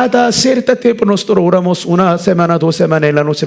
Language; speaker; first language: Spanish; non-native, learner; Korean